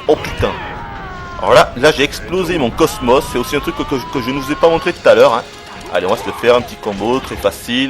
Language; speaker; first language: French; native; French